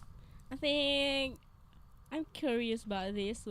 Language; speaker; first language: English; non-native, learner; Indonesian